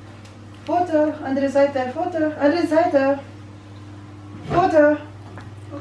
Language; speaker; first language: German; non-native, learner; Filipino